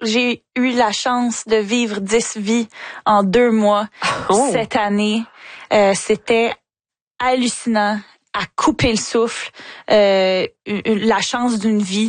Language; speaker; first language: French; native; French